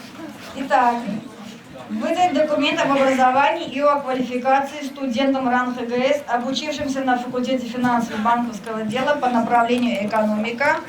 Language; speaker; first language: Russian; native; Russian